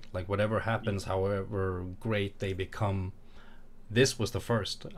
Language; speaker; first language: English; non-native, fluent; Swedish